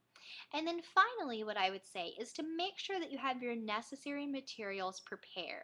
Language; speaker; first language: English; native; English